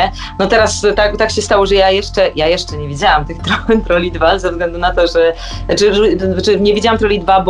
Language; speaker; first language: Polish; native; Polish